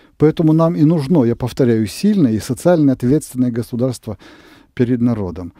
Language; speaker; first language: Russian; native; Russian